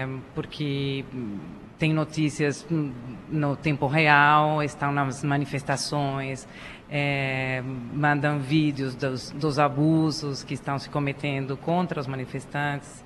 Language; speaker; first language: Portuguese; non-native, fluent; Spanish